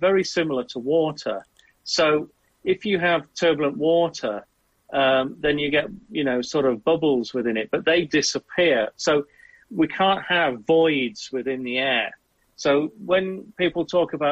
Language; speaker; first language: English; native; English